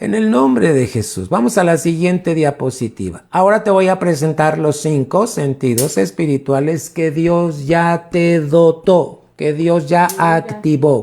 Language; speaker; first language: Spanish; native; Spanish